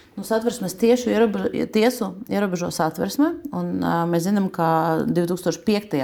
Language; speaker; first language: Latvian; non-native, local second language; Russian